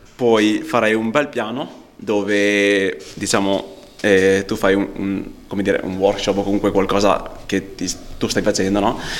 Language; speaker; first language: Italian; non-native, fluent; Punjabi